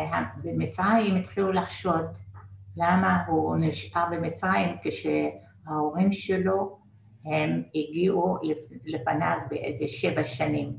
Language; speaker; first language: Hebrew; non-native, fluent; Arabic